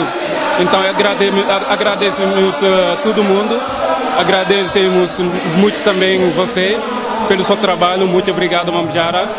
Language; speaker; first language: Portuguese; non-native, fluent; Wolof